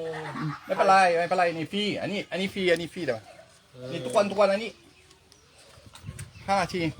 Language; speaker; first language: Thai; non-native, learner; French